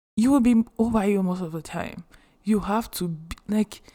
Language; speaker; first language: English; non-native, local second language; Yoruba